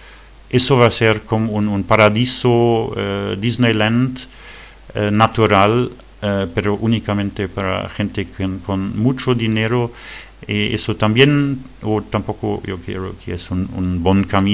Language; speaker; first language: Spanish; non-native, fluent; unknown